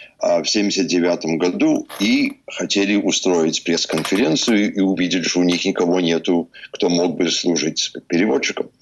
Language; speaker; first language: Russian; early bilingual, heritage; Russian